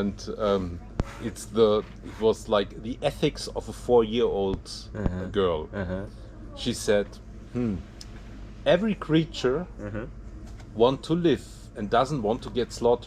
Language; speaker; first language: English; non-native, fluent; German